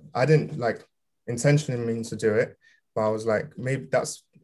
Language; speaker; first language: English; early bilingual, other home language; Yoruba